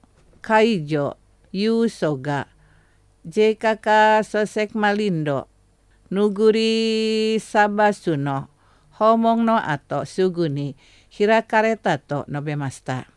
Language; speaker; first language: Japanese; non-native, fluent; Indonesian